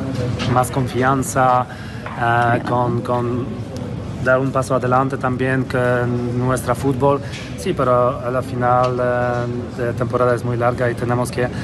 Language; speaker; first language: Spanish; non-native, fluent; Polish